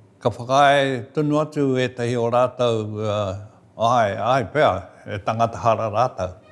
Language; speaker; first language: Māori; native; Māori